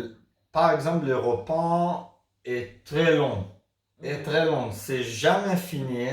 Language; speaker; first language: French; non-native, learner; Hebrew